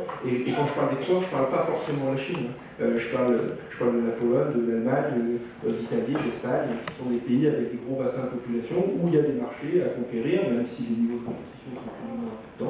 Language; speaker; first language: French; native; French